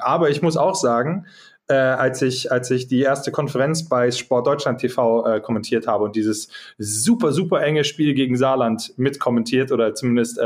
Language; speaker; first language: German; native; German